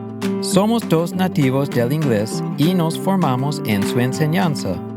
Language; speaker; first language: Spanish; non-native, fluent; English